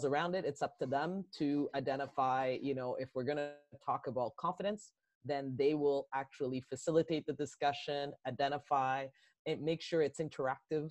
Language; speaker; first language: English; native; English